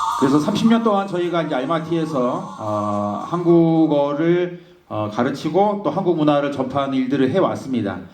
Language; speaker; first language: Korean; native; Korean